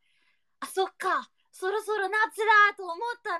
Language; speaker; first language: Japanese; non-native, learner; Indonesian